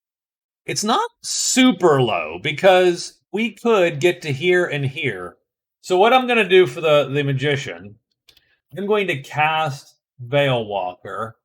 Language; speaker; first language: English; native; English